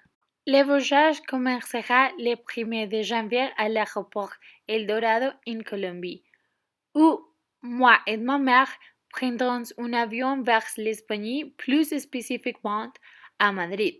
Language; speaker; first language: French; non-native, learner; Spanish